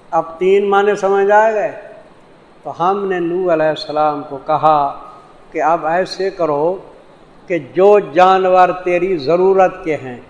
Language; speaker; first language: Urdu; non-native, local second language; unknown